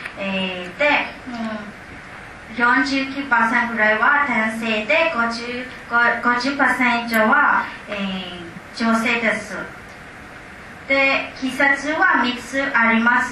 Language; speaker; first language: Japanese; non-native, learner; Burmese